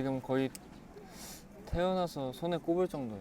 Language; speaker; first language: Korean; native; Korean